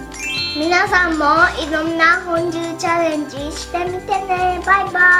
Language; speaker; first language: Japanese; early bilingual, heritage; Japanese